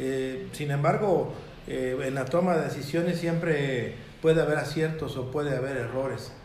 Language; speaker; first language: Spanish; native; Spanish